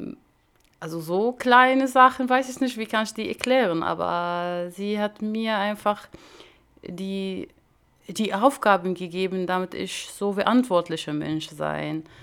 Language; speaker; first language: German; non-native, learner; Arabic